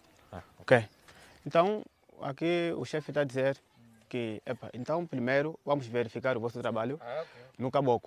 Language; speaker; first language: Portuguese; non-native, fluent; Vietnamese